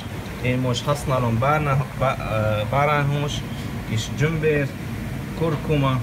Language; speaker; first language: Hungarian; non-native, learner; Arabic